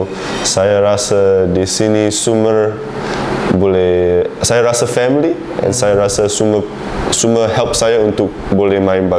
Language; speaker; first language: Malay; non-native, learner; English